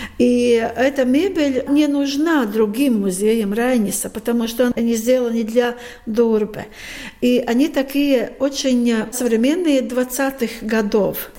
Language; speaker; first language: Russian; non-native, fluent; Latvian